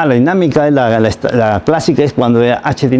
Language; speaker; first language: Spanish; native; Spanish